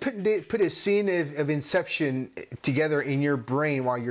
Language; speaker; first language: English; non-native, fluent; Spanish